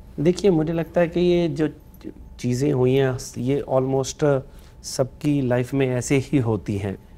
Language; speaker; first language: Hindi; non-native, local second language; Punjabi